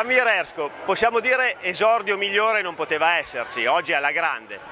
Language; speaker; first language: Italian; native; Italian